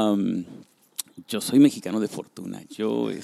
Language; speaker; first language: English; early bilingual, other home language; Spanish